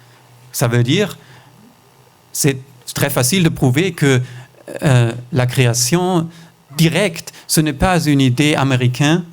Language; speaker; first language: French; non-native, fluent; German